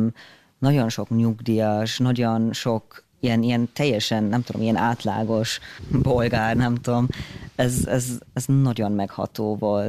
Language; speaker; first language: Hungarian; non-native, fluent; German